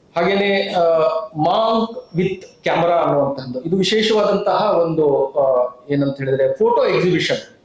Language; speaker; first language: Kannada; native; Kannada